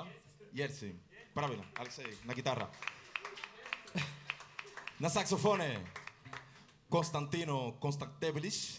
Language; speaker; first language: Russian; non-native, learner; Spanish